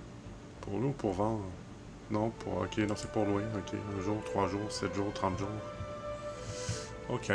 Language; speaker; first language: French; native; French